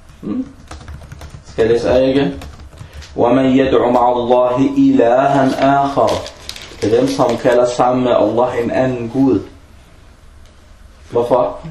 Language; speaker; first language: Danish; early bilingual, other home language; Arabic